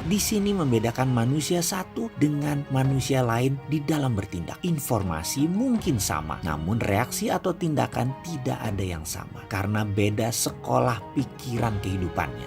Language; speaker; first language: Indonesian; native; Indonesian